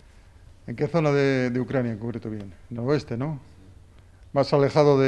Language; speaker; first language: Spanish; native; Spanish